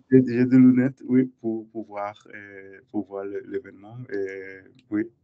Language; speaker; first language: French; non-native, learner; English